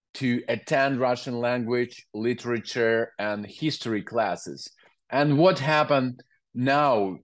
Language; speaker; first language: English; non-native, learner; Ukrainian